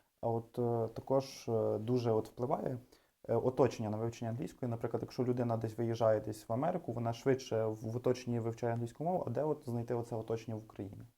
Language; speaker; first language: Ukrainian; native; Ukrainian